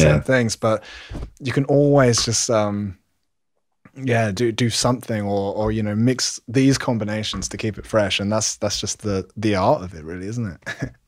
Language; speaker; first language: English; native; English